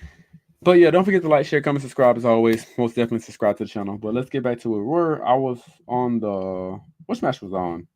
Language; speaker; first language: English; native; English